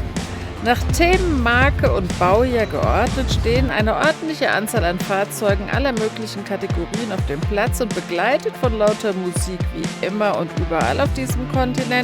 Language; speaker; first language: German; native; German